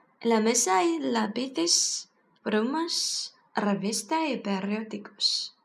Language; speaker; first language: Spanish; non-native, learner; Chinese